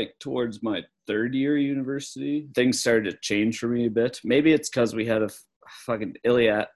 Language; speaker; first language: English; native; English